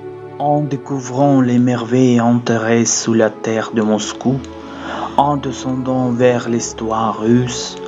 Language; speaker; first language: French; non-native, fluent; Russian